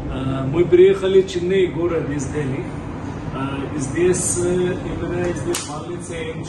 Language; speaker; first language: Russian; non-native, local second language; Uzbek